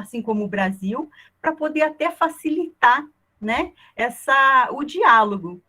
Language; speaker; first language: Portuguese; native; Portuguese